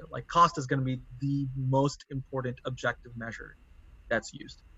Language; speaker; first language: English; non-native, local second language; Tamil